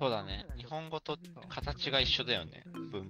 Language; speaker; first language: Japanese; non-native, fluent; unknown